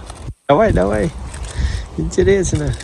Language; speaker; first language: Russian; non-native, learner; Lao